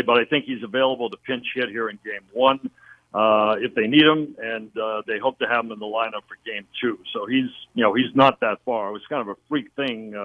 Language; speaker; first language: English; native; English